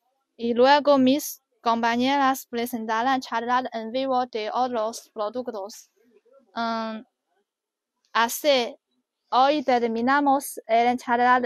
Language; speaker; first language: Spanish; non-native, learner; Chinese